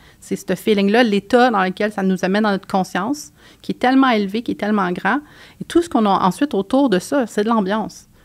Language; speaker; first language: French; native; French